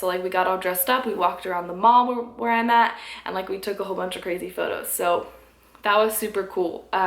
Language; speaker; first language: English; native; English